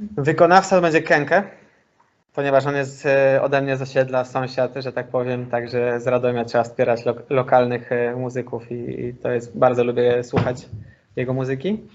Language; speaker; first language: Polish; native; Polish